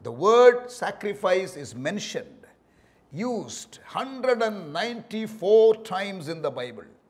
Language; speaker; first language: English; non-native, local second language; Tamil